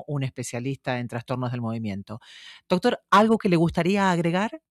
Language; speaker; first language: Spanish; native; Spanish